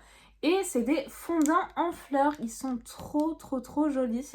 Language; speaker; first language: French; native; French